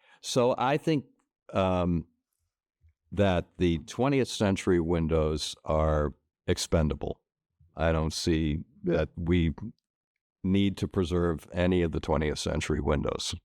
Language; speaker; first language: English; native; English